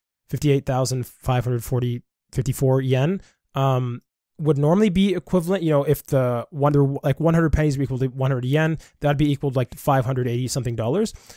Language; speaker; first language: English; native; English